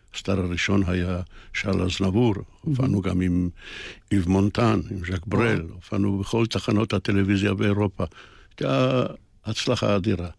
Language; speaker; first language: Hebrew; early bilingual, other home language; Polish